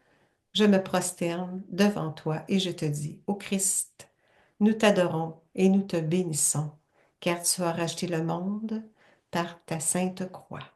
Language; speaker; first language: French; native; French